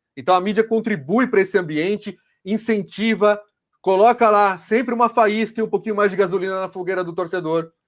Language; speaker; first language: Portuguese; native; Portuguese